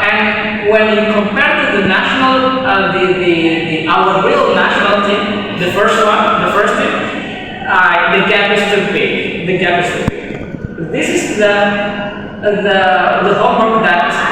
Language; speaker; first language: English; non-native, fluent; Indonesian